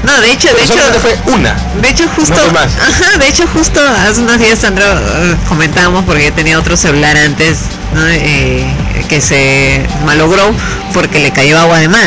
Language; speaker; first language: Spanish; native; Spanish